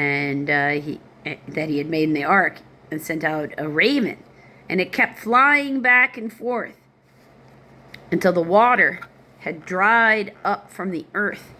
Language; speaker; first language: English; native; English